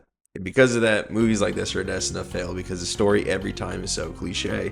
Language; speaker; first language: English; native; English